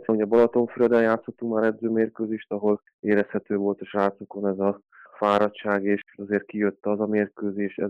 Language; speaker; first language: Hungarian; native; Hungarian